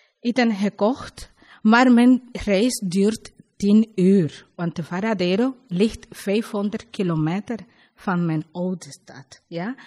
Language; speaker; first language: Dutch; non-native, learner; Spanish